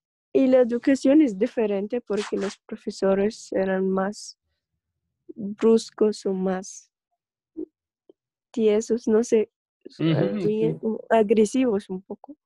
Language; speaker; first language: Spanish; non-native, learner; Russian